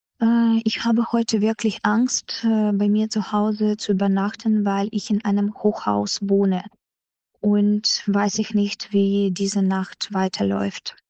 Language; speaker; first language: German; non-native, learner; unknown